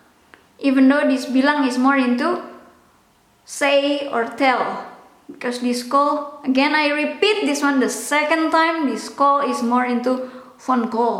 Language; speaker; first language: English; non-native, local second language; Indonesian